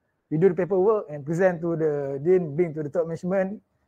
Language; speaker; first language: English; non-native, local second language; Malay